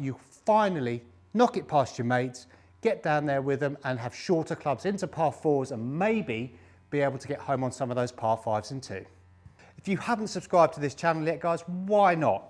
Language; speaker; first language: English; native; English